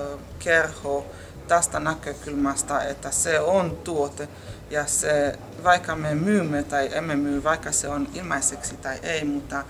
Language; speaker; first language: Finnish; non-native, fluent; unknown